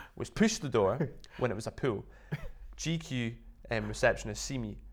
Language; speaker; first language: English; native; English